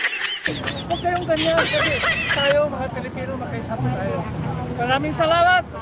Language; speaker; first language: Filipino; native; Filipino